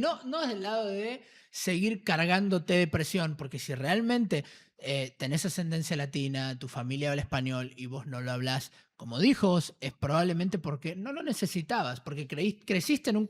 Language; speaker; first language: Spanish; native; Spanish